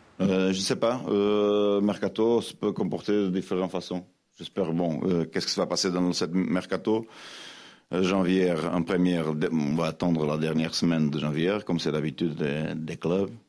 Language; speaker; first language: French; non-native, fluent; Portuguese